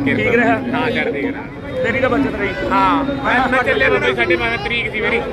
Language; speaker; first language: Punjabi; native; Punjabi